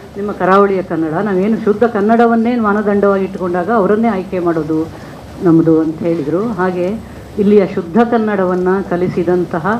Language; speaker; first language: Kannada; native; Kannada